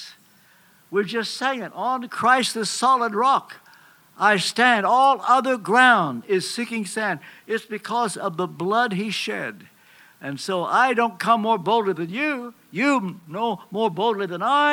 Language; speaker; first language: English; native; English